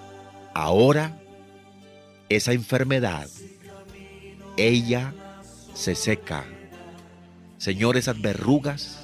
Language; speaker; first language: Spanish; native; Spanish